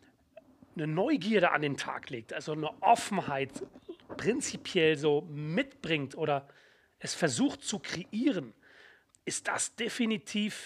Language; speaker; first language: German; native; German